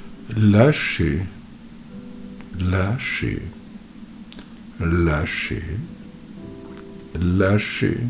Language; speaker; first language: French; native; French